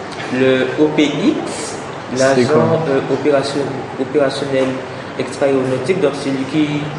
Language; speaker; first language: French; native; French